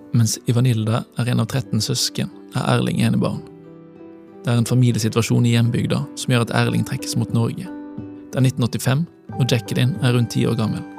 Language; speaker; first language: Norwegian; native; Norwegian